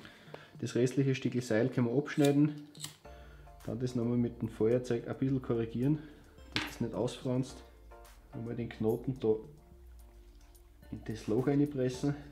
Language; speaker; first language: German; native; German